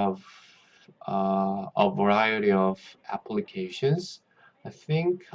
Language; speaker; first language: English; non-native, learner; Korean